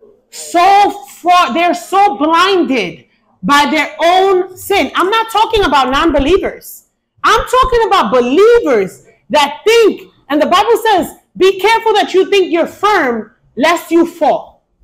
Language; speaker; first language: English; early bilingual, other home language; Spanish